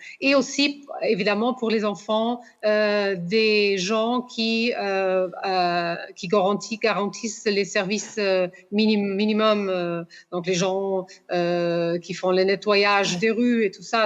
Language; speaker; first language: French; non-native, fluent; Portuguese